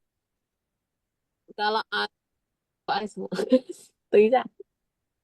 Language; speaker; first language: Chinese; non-native, learner; Indonesian